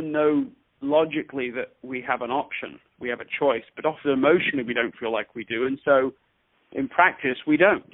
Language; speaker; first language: English; native; English